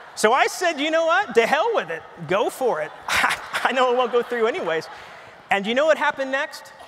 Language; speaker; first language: English; native; English